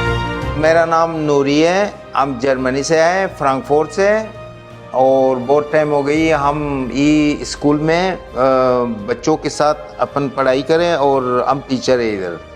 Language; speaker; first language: Hindi; non-native, learner; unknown